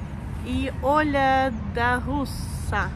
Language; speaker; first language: Portuguese; non-native, learner; Russian